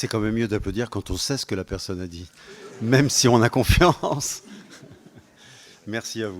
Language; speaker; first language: French; native; French